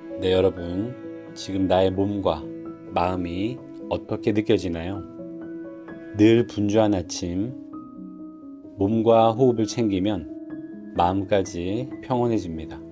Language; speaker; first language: Korean; native; Korean